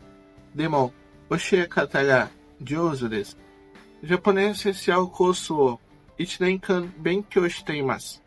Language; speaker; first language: Japanese; non-native, learner; Portuguese